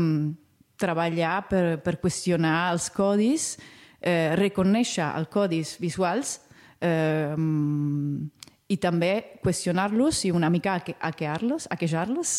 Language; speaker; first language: Catalan; non-native, fluent; Italian